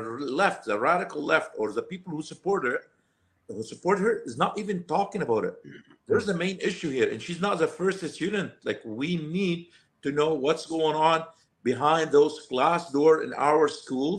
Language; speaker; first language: English; non-native, fluent; Arabic